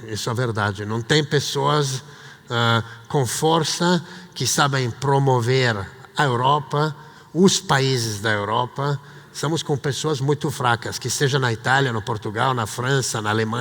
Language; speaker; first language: Portuguese; non-native, fluent; Italian